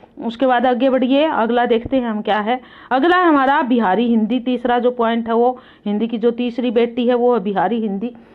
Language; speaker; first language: Hindi; native; Hindi